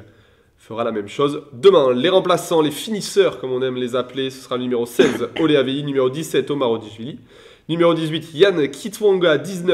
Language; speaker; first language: French; native; French